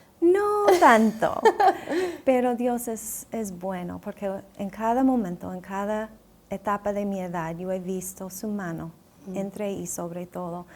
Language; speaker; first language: Spanish; non-native, fluent; English